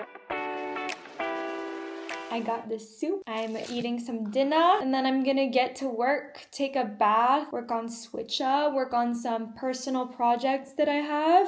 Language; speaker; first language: English; early bilingual, other home language; Polish